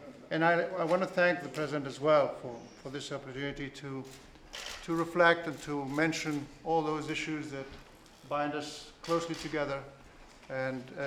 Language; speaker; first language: English; non-native, fluent; Spanish